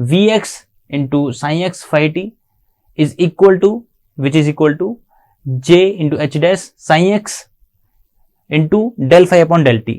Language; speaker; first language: English; non-native, local second language; Hindi